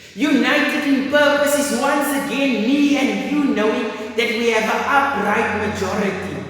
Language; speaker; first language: English; non-native, local second language; Afrikaans